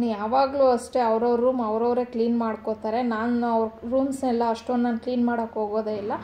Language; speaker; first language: Kannada; non-native, local second language; Telugu